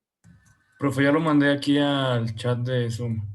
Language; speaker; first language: Spanish; native; Spanish